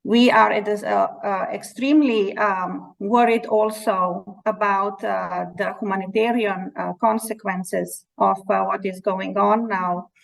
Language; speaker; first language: English; non-native, fluent; Slovenian